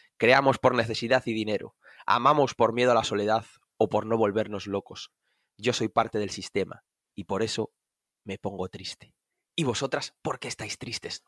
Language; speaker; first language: Spanish; native; Spanish